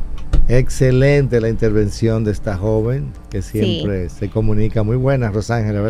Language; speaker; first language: Spanish; native; Spanish